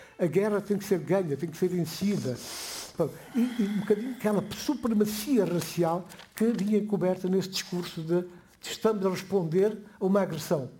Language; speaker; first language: Portuguese; non-native, local second language; Upper Guinea Crioulo